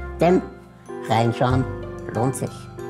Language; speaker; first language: German; native; German